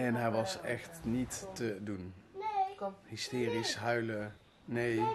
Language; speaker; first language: Dutch; native; Dutch